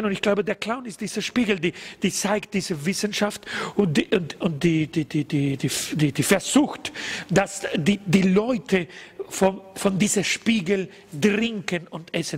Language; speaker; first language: German; non-native, learner; Spanish